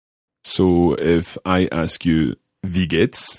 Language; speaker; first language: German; non-native, learner; English